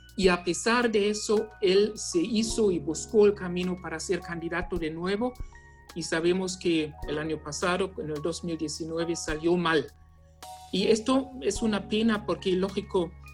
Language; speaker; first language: Spanish; non-native, fluent; German